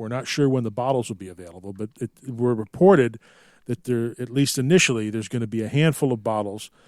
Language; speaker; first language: English; native; English